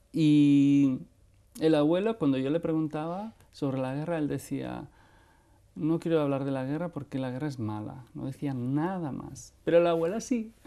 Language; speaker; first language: Spanish; non-native, local second language; Basque